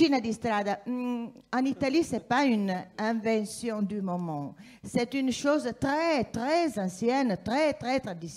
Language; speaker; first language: French; non-native, fluent; Italian